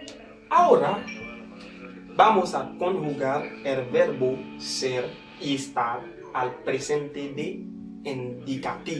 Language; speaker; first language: Spanish; non-native, fluent; Haitian Creole